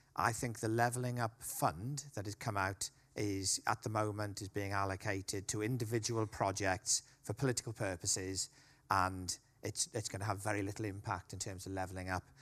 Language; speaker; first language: English; native; English